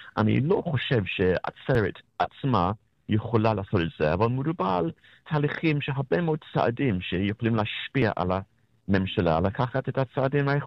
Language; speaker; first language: Hebrew; non-native, fluent; English